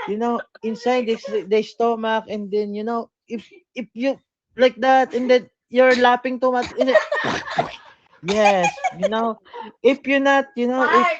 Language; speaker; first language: English; non-native, learner; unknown